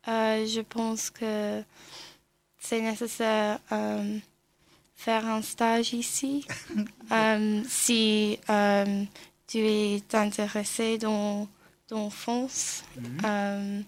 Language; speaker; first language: French; non-native, learner; English